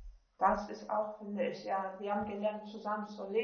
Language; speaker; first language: German; non-native, fluent; Turkish